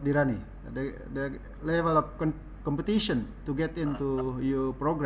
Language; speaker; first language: English; non-native, fluent; Indonesian